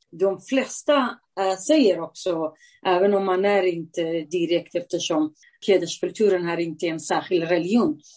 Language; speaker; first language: Swedish; non-native, fluent; Central Kurdish